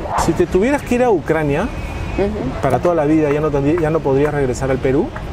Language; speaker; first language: Spanish; native; Spanish